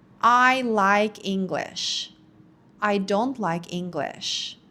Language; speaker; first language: English; non-native, fluent; Ukrainian